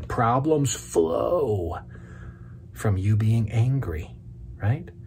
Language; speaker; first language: English; native; English